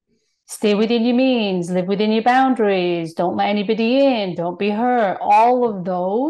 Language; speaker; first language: English; native; English